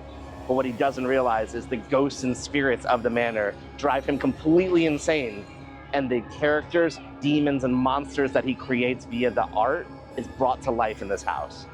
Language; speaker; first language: English; native; English